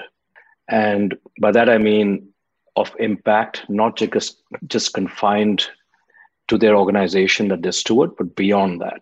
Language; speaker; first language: English; non-native, local second language; Hindi